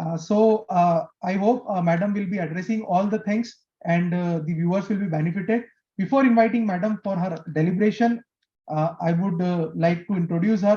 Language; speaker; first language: English; non-native, local second language; Hindi